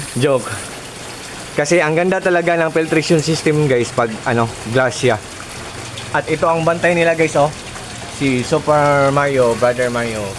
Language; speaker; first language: Filipino; non-native, local second language; Cebuano